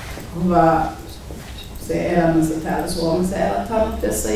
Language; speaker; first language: Finnish; non-native, learner; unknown